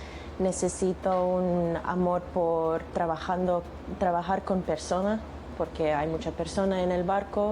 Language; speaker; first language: Spanish; non-native, learner; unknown